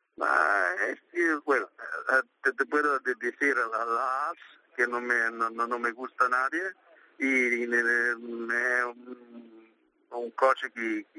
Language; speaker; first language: Spanish; non-native, learner; Italian